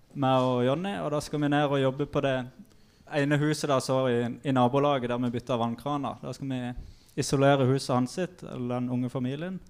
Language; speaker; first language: Norwegian; native; Norwegian